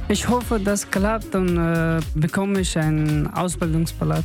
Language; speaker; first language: German; non-native, learner; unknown